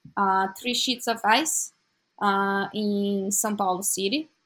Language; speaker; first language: English; non-native, learner; Portuguese